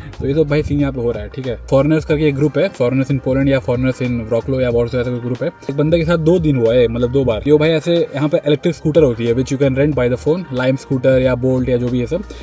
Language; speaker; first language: Hindi; native; Hindi